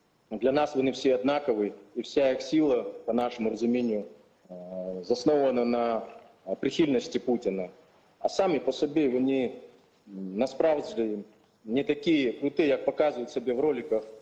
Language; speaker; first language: Ukrainian; non-native, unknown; Chechen